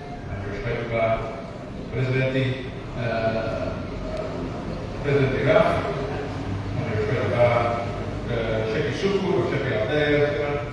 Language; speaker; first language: Portuguese; non-native, local second language; Tetum